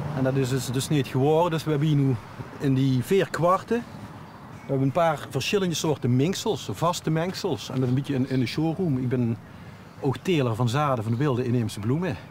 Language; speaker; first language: Dutch; native; Dutch